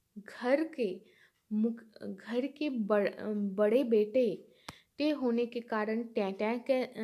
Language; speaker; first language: Hindi; non-native, local second language; Bangla